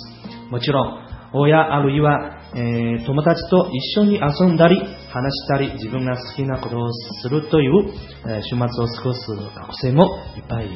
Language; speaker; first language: Japanese; non-native, fluent; Chinese